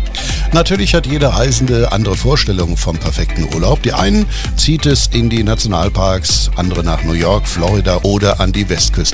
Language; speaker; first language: German; native; German